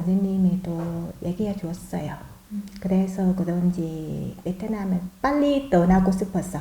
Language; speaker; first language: Korean; non-native, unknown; Vietnamese